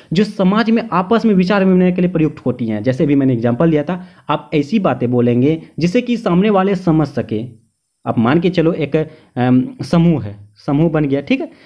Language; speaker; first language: Hindi; native; Hindi